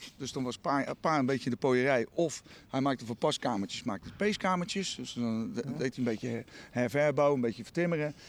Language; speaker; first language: Dutch; native; Dutch